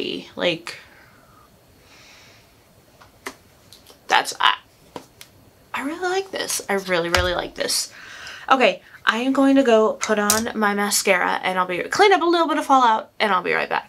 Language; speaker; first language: English; native; English